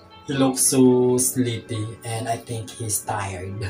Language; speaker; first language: English; non-native, local second language; Filipino